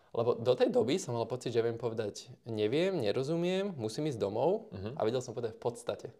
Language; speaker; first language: Slovak; native; Slovak